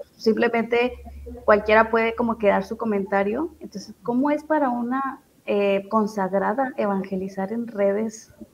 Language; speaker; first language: Spanish; native; Spanish